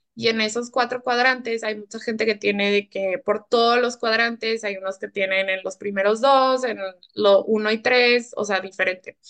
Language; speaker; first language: Spanish; early bilingual, heritage; Spanish